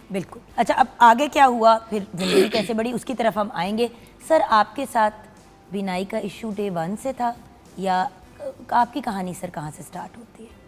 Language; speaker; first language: Urdu; native; Urdu